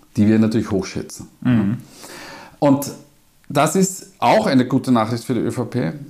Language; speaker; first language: German; native; German